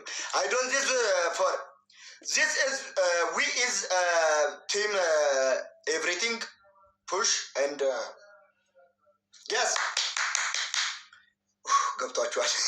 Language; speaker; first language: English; non-native, learner; Amharic